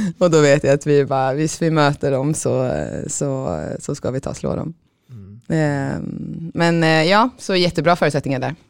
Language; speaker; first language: Swedish; native; Swedish